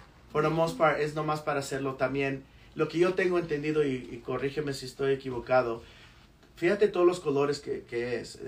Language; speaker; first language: Spanish; early bilingual, heritage; Spanish